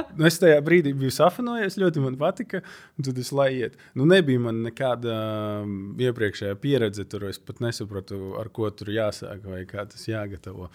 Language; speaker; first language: Latvian; native; Latvian